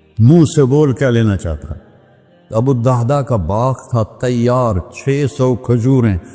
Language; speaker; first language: Urdu; non-native, local second language; Punjabi